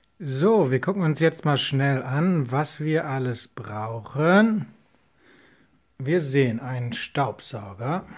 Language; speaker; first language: German; native; German